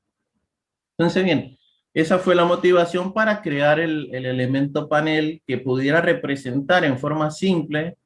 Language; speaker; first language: Spanish; native; Spanish